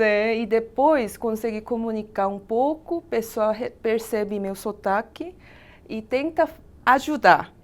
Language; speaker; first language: Portuguese; non-native, fluent; Korean